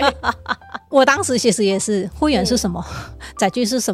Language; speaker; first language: Chinese; native; Chinese